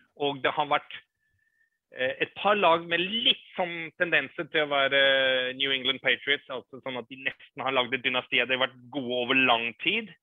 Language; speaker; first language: Norwegian; early bilingual, other home language; English